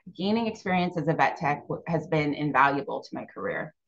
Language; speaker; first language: English; native; English